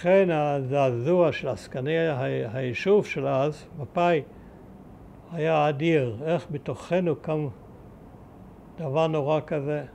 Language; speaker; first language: Hebrew; early bilingual, other home language; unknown